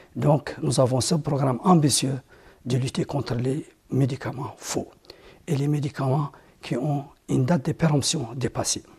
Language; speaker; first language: French; non-native, local second language; Arabic